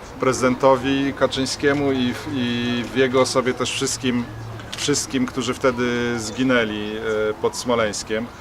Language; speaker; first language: Polish; native; Polish